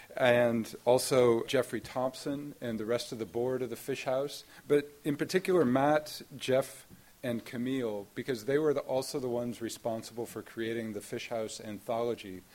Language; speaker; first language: English; native; English